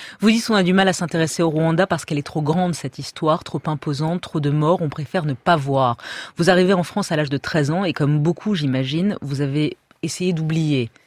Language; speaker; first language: French; native; French